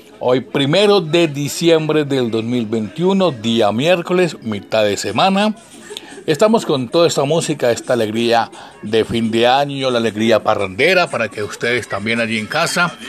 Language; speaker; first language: Spanish; native; Spanish